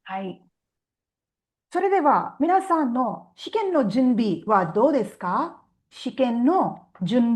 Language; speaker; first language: Japanese; non-native, fluent; Tamil